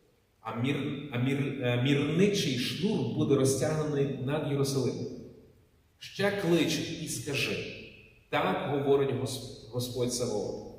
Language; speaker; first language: Ukrainian; native; Ukrainian